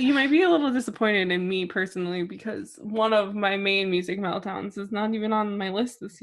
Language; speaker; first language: English; native; English